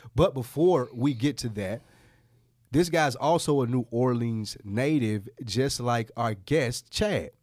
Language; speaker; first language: English; native; English